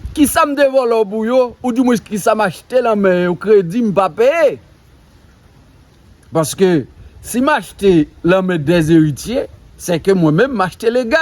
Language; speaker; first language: French; non-native, local second language; Haitian Creole